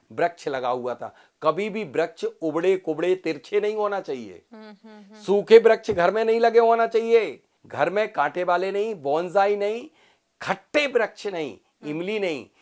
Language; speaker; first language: Hindi; native; Hindi